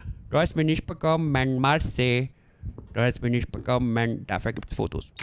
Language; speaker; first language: German; native; German